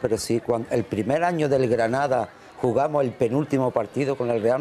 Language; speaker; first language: Spanish; native; Spanish